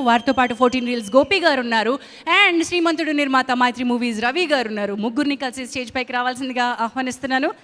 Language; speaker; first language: Telugu; native; Telugu